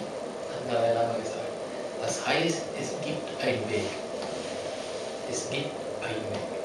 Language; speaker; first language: German; non-native, learner; Sinhala